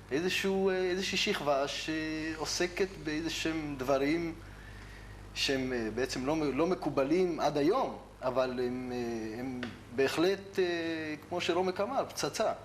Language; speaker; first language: Hebrew; native; Hebrew